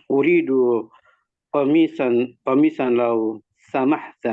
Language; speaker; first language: Arabic; non-native, learner; Indonesian